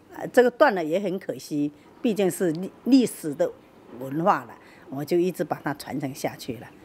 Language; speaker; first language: Chinese; native; Chinese